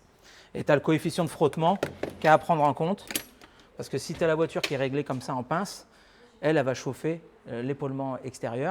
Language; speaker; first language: French; native; French